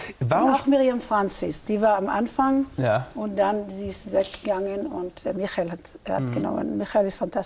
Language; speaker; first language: German; early bilingual, heritage; German